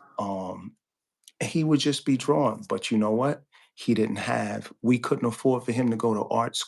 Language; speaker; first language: English; native; English